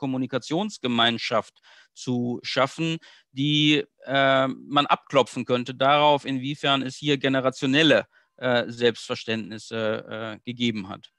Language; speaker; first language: German; native; German